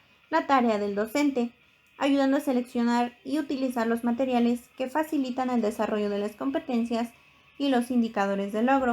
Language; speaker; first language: Spanish; native; Spanish